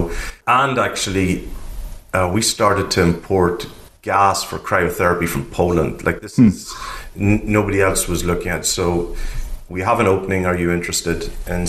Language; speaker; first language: English; native; English